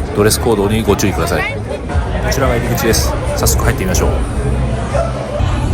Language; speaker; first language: Japanese; native; Japanese